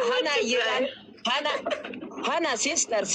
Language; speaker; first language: English; non-native, learner; Oromo